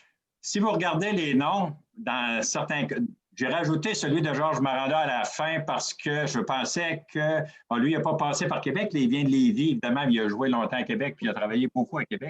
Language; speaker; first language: French; native; French